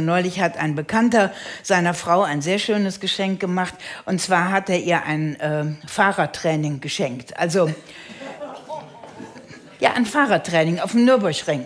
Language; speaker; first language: German; native; German